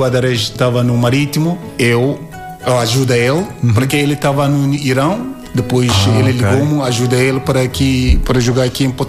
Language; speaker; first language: Portuguese; non-native, learner; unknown